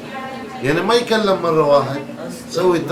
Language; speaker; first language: Arabic; non-native, learner; Turkish